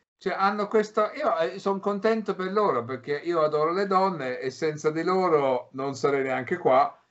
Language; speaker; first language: Italian; early bilingual, heritage; English